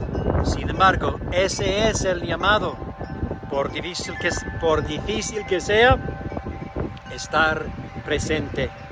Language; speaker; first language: Spanish; non-native, fluent; English